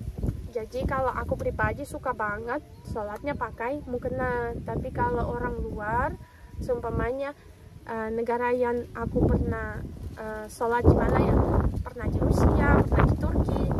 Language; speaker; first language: Indonesian; non-native, fluent; Russian